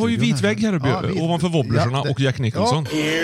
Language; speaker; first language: Swedish; native; Swedish